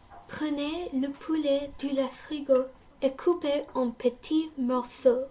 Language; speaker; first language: French; non-native, learner; English